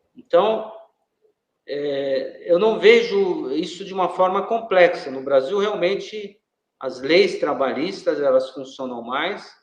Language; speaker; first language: Portuguese; native; Portuguese